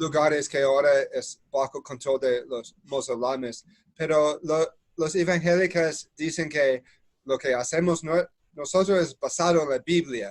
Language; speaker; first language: Spanish; non-native, fluent; English